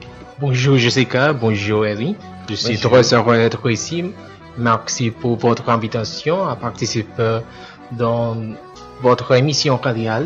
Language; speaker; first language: French; non-native, fluent; Spanish